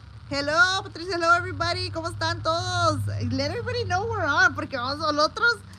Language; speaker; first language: Spanish; early bilingual, heritage; Spanish